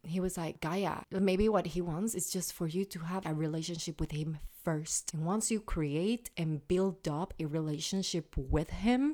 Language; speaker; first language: English; non-native, fluent; Spanish